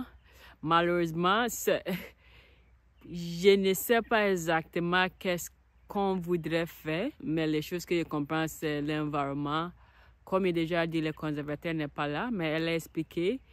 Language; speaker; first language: French; non-native, learner; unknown